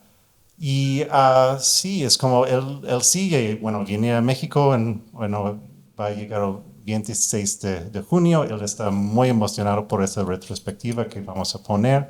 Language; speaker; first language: Spanish; non-native, fluent; English